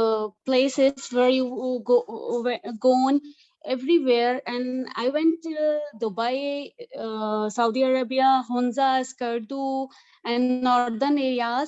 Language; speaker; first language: English; non-native, local second language; Urdu